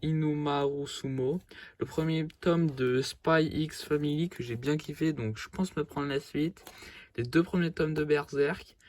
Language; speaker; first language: French; native; French